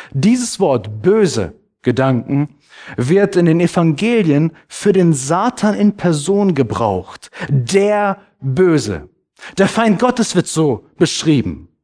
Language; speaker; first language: German; early bilingual, other home language; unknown